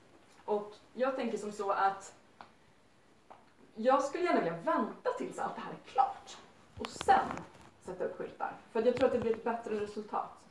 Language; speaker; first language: Swedish; native; Swedish